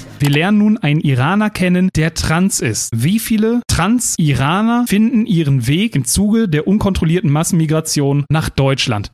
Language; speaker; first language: German; native; German